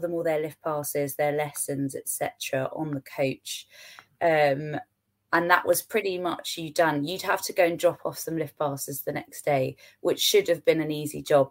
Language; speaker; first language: English; native; English